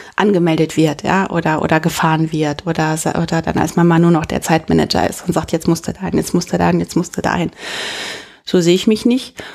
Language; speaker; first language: German; native; German